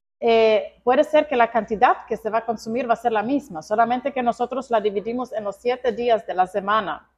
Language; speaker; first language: Spanish; non-native, fluent; Croatian